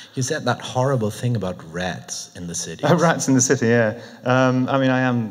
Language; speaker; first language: English; native; English